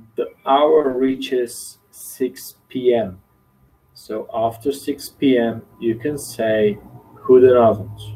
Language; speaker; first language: English; non-native, fluent; Dutch